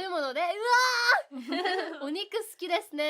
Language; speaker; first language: Japanese; native; Japanese